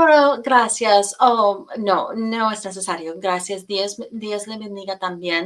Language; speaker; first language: Spanish; non-native, fluent; English